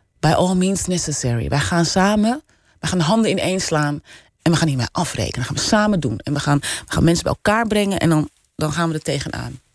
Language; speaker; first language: Dutch; native; Dutch